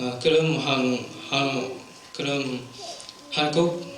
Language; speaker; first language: Korean; non-native, learner; Vietnamese